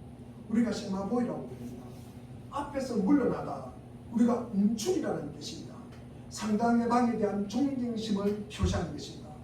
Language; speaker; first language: Korean; native; Korean